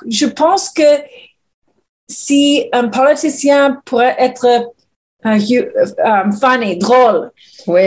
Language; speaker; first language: French; non-native, learner; English